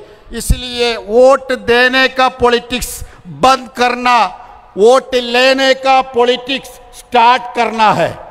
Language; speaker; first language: Hindi; non-native, local second language; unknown